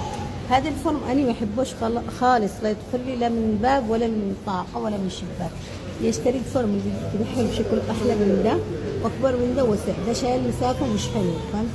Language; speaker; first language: Arabic; native; Arabic